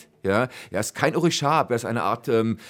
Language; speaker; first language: German; native; German